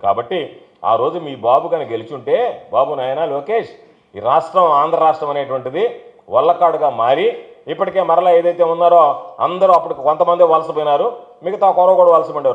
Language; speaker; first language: Telugu; native; Telugu